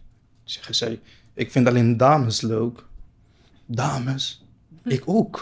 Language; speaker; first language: Dutch; non-native, learner; Arabic